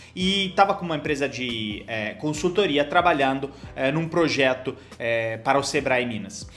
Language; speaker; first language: Portuguese; non-native, fluent; Italian